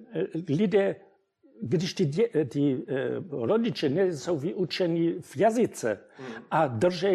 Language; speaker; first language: Czech; non-native, fluent; German